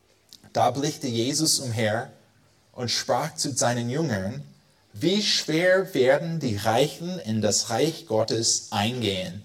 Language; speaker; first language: German; non-native, fluent; English